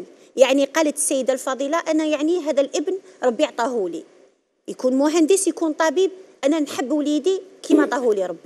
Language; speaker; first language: Arabic; native; Arabic